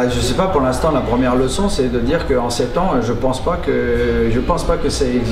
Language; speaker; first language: French; native; French